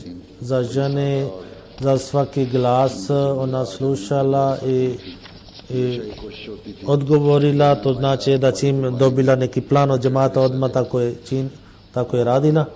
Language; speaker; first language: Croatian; non-native, fluent; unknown